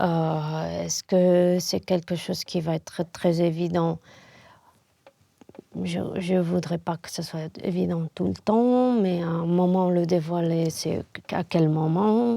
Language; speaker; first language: French; non-native, fluent; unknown